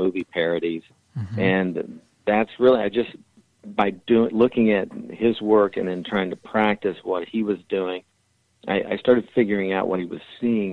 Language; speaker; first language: English; native; English